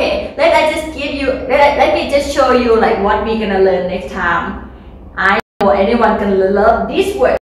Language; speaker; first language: English; non-native, learner; Thai